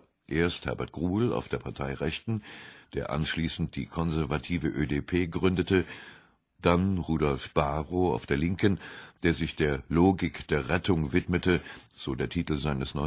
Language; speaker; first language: German; native; German